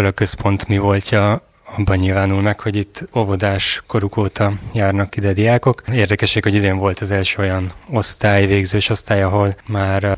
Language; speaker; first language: Hungarian; native; Hungarian